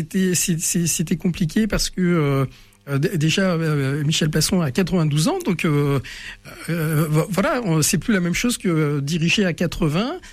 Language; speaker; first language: French; native; French